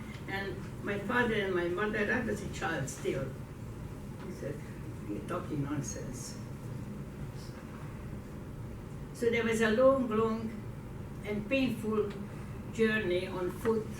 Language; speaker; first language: English; non-native, fluent; Hungarian